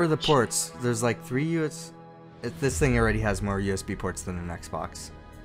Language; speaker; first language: English; native; English